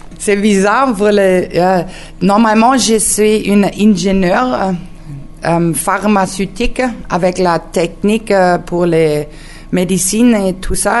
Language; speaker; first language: French; non-native, learner; German